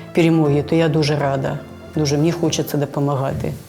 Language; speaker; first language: Ukrainian; native; Ukrainian